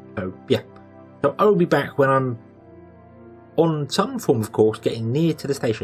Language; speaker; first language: English; native; English